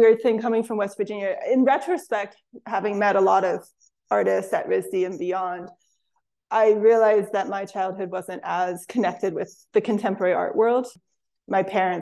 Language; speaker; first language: English; native; English